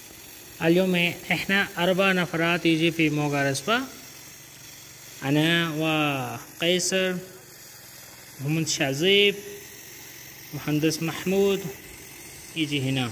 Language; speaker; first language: Arabic; non-native, learner; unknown